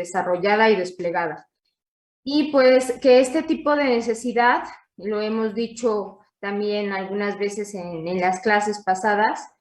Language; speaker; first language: Spanish; native; Spanish